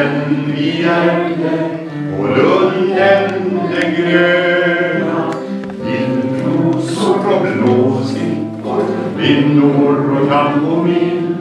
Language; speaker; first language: Swedish; native; Swedish